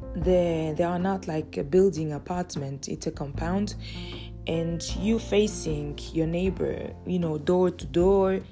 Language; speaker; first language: English; early bilingual, other home language; Lingala